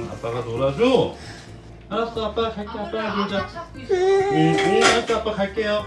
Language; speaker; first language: Korean; native; Korean